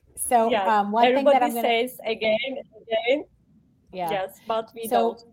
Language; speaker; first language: English; non-native, learner; Turkish